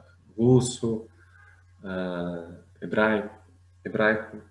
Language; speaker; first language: Portuguese; non-native, fluent; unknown